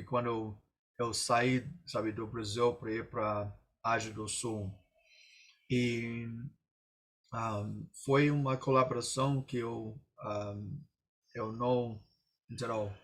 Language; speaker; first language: Portuguese; non-native, fluent; English